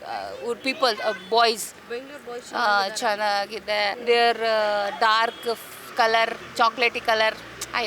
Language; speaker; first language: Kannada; non-native, learner; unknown